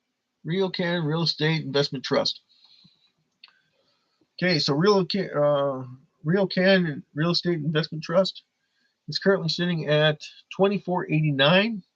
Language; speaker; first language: English; native; English